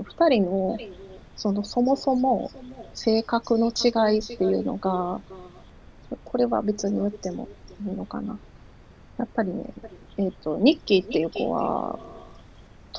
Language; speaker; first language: Japanese; native; Japanese